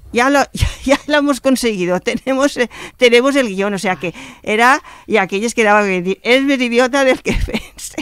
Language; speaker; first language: Spanish; non-native, local second language; Catalan